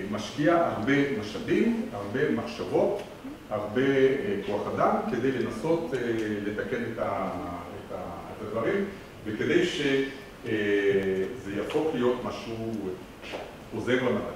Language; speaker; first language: Hebrew; non-native, fluent; French